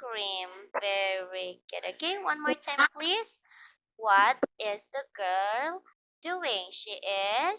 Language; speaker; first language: English; non-native, fluent; Filipino